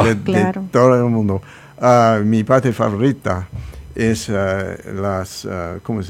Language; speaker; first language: Spanish; non-native, learner; English